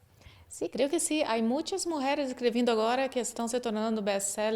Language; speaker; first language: Spanish; non-native, learner; Portuguese